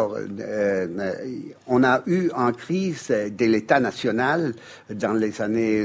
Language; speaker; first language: French; non-native, fluent; Italian